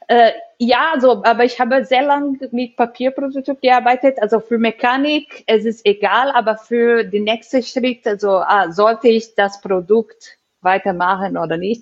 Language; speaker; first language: German; non-native, fluent; Portuguese